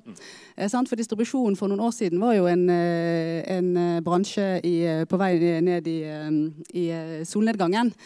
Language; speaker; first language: Norwegian; native; Norwegian